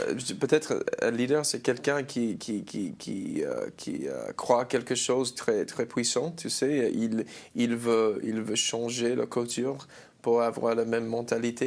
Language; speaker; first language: French; non-native, learner; English